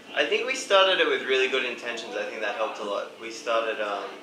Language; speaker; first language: English; native; English